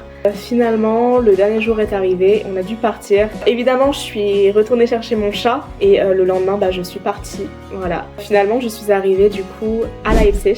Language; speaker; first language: French; native; French